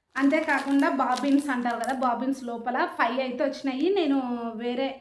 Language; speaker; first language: Telugu; native; Telugu